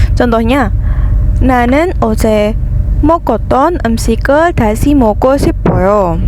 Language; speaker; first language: Korean; non-native, learner; Indonesian